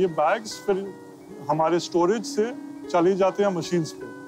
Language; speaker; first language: Hindi; native; Hindi